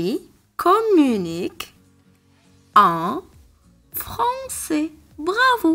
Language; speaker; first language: French; non-native, local second language; Arabic